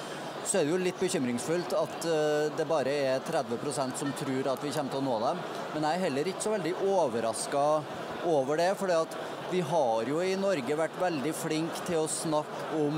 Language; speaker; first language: Norwegian; native; Norwegian